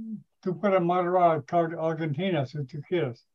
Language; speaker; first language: Spanish; non-native, learner; English